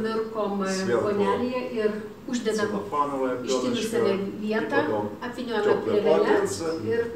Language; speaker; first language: Lithuanian; native; Lithuanian